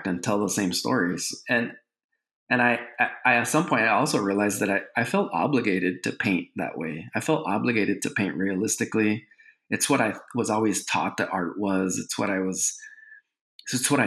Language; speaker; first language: English; native; English